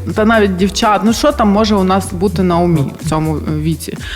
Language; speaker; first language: Ukrainian; native; Ukrainian